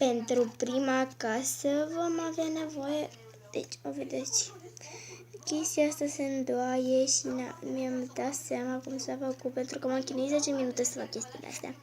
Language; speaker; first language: Romanian; native; Romanian